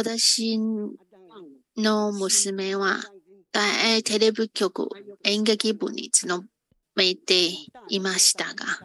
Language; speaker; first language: Japanese; non-native, fluent; Chinese